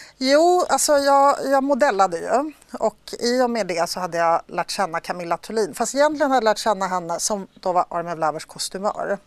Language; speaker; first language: Swedish; early bilingual, other home language; Polish